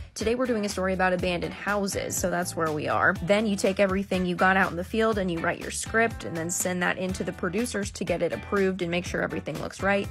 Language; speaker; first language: English; native; English